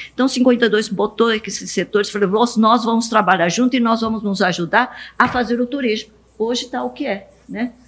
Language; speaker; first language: Portuguese; early bilingual, other home language; Japanese